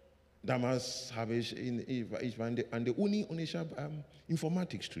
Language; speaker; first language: German; non-native, learner; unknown